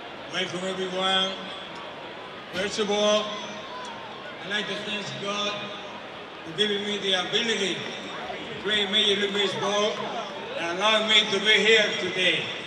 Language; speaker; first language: English; non-native, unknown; Spanish